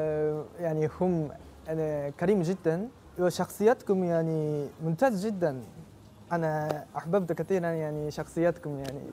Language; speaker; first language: Arabic; non-native, learner; Japanese